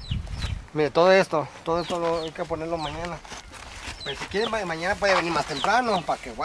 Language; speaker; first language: Spanish; native; Spanish